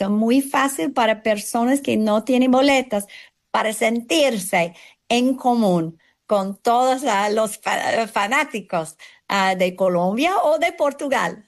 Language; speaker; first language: Spanish; non-native, fluent; English